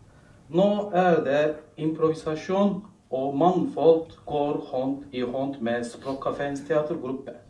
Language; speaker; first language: Norwegian; non-native, fluent; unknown